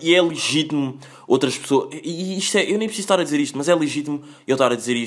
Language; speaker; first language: Portuguese; native; Portuguese